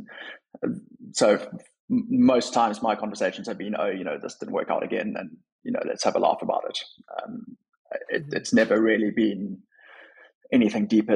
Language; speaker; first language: English; native; English